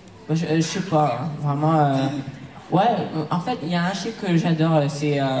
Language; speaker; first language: French; early bilingual, heritage; English